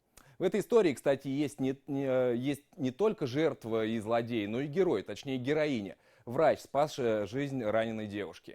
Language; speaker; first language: Russian; native; Russian